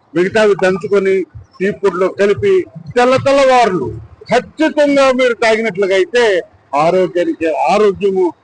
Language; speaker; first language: Telugu; native; Telugu